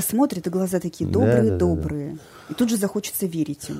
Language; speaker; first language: Russian; native; Russian